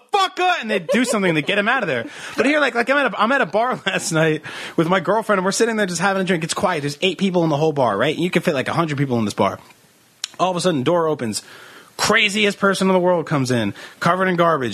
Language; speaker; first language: English; early bilingual, other home language; Italian